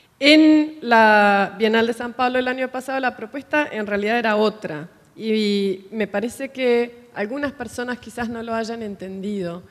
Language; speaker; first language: Spanish; native; Spanish